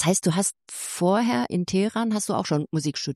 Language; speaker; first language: German; native; German